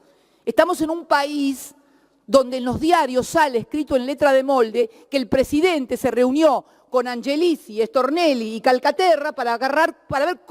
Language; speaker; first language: Spanish; native; Spanish